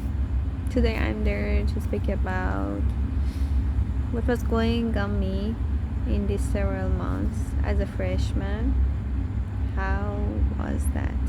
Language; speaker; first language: English; non-native, learner; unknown